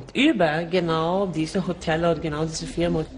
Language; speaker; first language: German; non-native, fluent; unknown